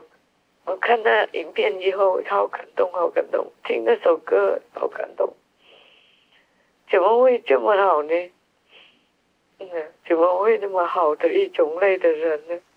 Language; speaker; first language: Chinese; non-native, fluent; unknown